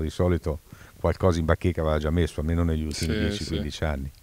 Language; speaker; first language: Italian; native; Italian